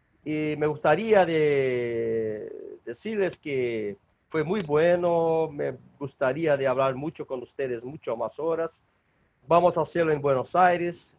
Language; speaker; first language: Spanish; non-native, learner; Portuguese